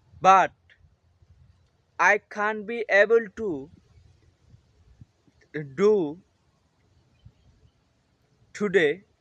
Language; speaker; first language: English; non-native, learner; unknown